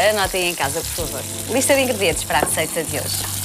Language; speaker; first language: Portuguese; native; Portuguese